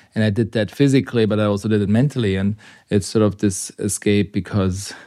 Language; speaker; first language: English; non-native, fluent; German